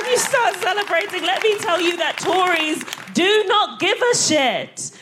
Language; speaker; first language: English; early bilingual, other home language; Akan